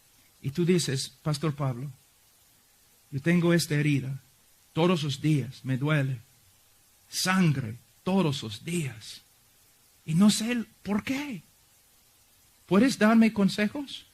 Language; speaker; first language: Spanish; non-native, fluent; English